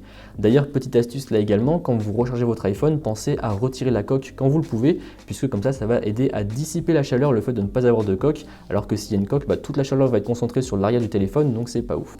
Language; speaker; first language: French; native; French